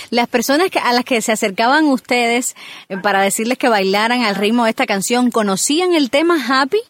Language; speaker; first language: Spanish; native; Spanish